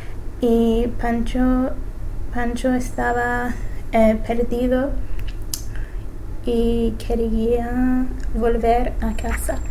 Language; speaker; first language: Spanish; non-native, learner; English